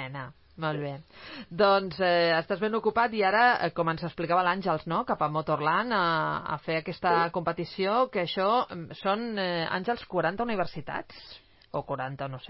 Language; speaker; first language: Catalan; native; Catalan